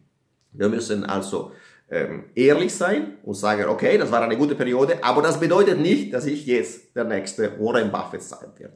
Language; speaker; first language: German; non-native, fluent; Italian